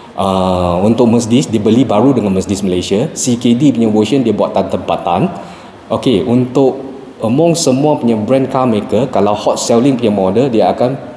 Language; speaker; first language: Malay; non-native, local second language; Chinese